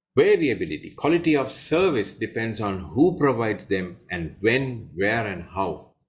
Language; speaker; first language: English; non-native, local second language; Sinhala